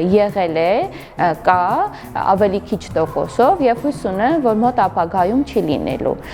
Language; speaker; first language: Armenian; non-native, local second language; Kurdish